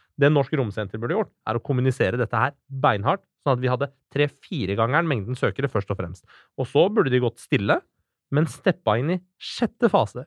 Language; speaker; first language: Norwegian; native; Norwegian